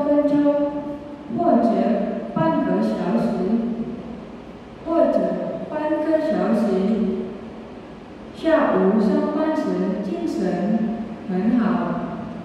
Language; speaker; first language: Chinese; non-native, learner; Indonesian